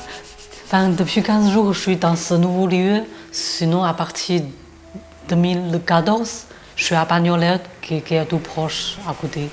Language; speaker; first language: French; non-native, fluent; Chinese